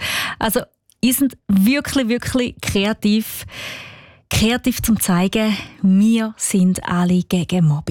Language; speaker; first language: German; native; German